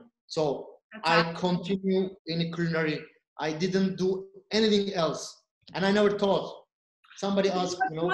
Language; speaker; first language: English; non-native, fluent; Turkish